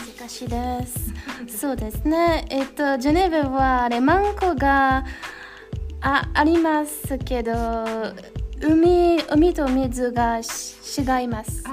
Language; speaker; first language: Japanese; non-native, learner; French